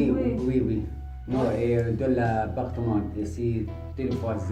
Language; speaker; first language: French; non-native, learner; Arabic